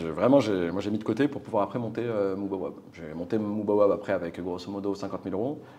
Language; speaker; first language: French; native; French